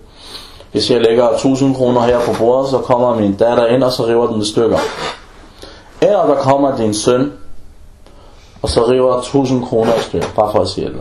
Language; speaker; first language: Danish; non-native, fluent; Arabic